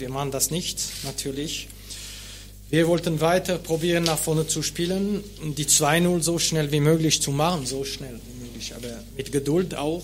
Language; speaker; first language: German; non-native, local second language; French